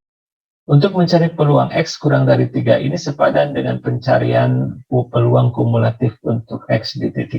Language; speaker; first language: Indonesian; native; Indonesian